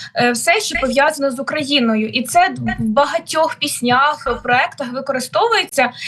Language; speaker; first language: Ukrainian; native; Ukrainian